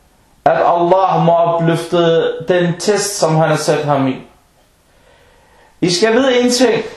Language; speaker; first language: Danish; early bilingual, other home language; Arabic